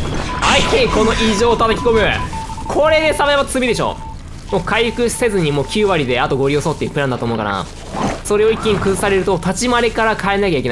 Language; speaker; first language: Japanese; native; Japanese